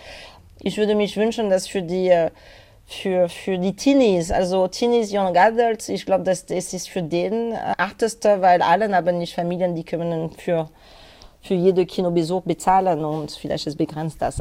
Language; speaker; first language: German; non-native, learner; French